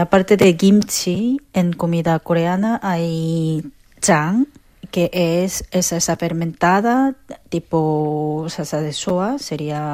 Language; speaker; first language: Spanish; non-native, fluent; Korean